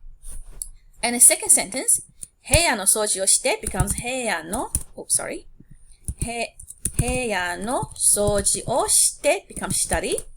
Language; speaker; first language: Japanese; non-native, fluent; English